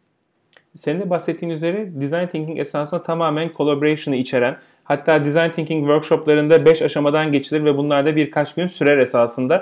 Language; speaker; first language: Turkish; native; Turkish